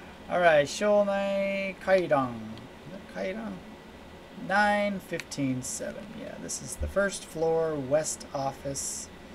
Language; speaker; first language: English; native; English